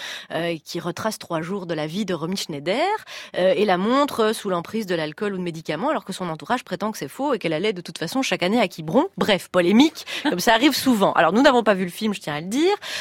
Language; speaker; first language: French; native; French